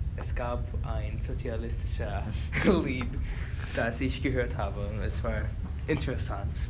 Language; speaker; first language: German; non-native, learner; English